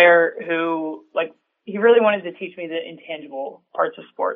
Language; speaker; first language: English; native; English